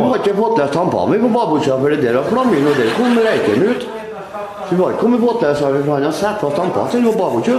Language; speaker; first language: Norwegian; native; Norwegian